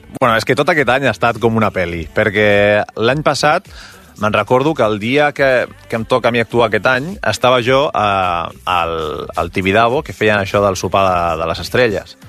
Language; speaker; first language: Catalan; non-native, local second language; Spanish